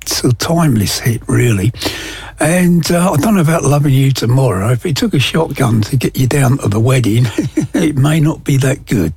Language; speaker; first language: English; native; English